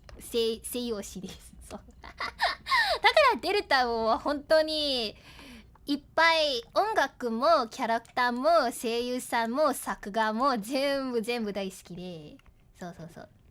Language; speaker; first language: Japanese; non-native, learner; English